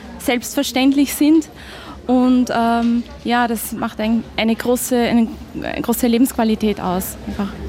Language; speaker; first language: German; native; German